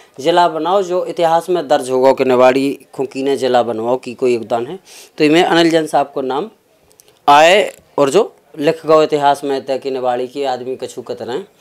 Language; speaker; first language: Hindi; native; Hindi